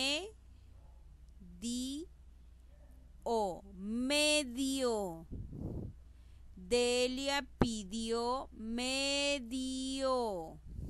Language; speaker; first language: Spanish; native; Spanish